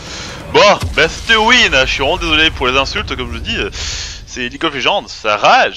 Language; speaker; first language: French; native; French